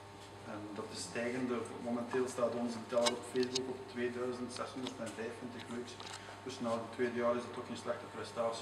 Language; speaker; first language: Dutch; native; Dutch